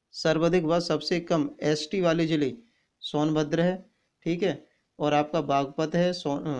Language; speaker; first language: Hindi; native; Hindi